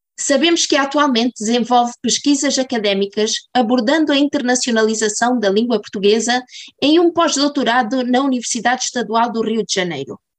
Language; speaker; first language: Portuguese; early bilingual, heritage; Portuguese